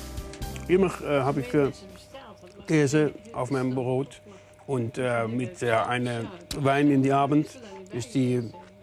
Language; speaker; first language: German; non-native, learner; Dutch